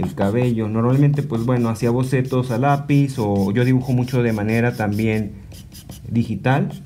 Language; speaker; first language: Spanish; native; Spanish